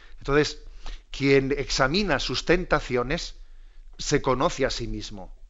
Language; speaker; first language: Spanish; native; Spanish